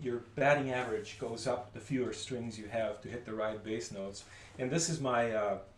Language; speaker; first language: English; non-native, fluent; French